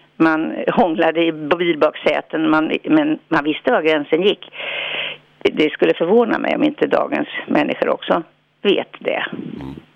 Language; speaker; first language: Swedish; native; Swedish